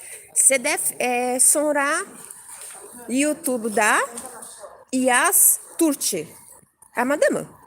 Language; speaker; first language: Turkish; non-native, learner; Portuguese